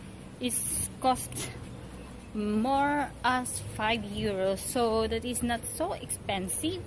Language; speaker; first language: English; non-native, learner; Filipino